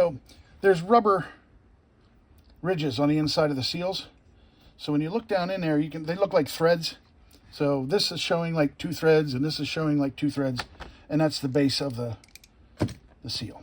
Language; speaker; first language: English; native; English